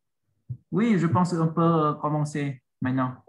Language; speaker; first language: French; non-native, learner; Vietnamese